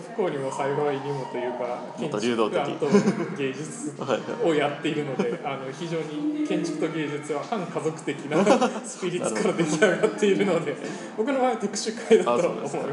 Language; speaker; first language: Japanese; early bilingual, other home language; Spanish